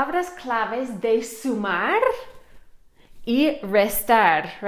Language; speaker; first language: Spanish; non-native, fluent; English